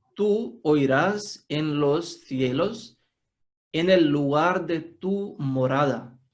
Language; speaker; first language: Spanish; non-native, fluent; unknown